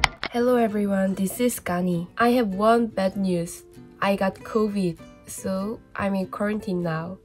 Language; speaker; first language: English; non-native, learner; Korean